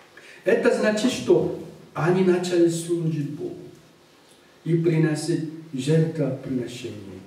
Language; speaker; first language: Russian; non-native, fluent; Korean